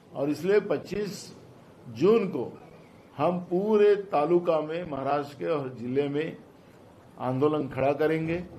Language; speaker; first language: Hindi; non-native, local second language; Marathi